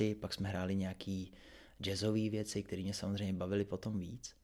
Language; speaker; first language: Czech; native; Czech